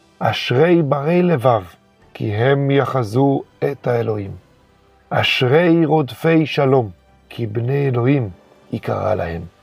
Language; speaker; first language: Hebrew; native; Hebrew